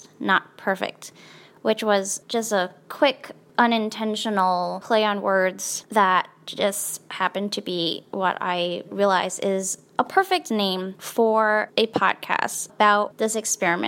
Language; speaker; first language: English; early bilingual, other home language; Chinese